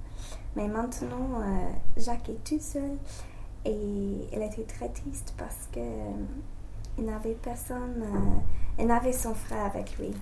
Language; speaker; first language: French; non-native, learner; English